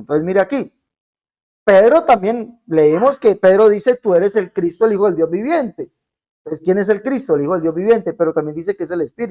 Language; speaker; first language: Spanish; native; Spanish